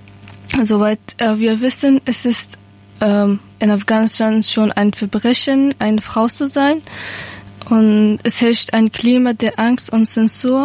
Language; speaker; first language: German; non-native, learner; Persian